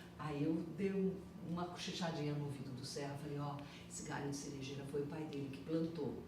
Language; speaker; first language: Portuguese; native; Portuguese